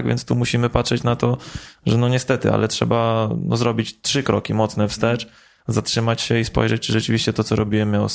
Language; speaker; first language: Polish; native; Polish